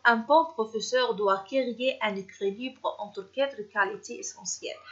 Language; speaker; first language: French; non-native, fluent; Arabic